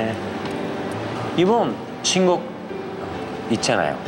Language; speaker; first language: Korean; non-native, learner; Japanese